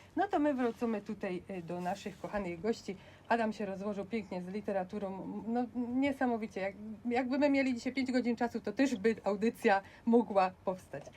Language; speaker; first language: Polish; native; Polish